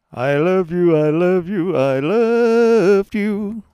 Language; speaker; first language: English; non-native, local second language; Cantonese